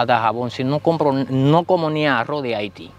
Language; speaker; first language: Spanish; early bilingual, other home language; Haitian Creole